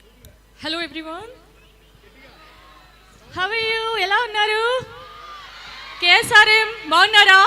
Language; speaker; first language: Telugu; native; Telugu